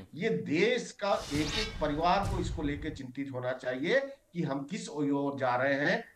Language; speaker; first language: Hindi; native; Hindi